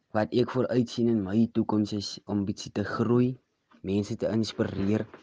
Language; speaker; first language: Afrikaans; non-native, local second language; English